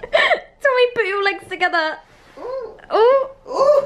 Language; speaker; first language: English; native; English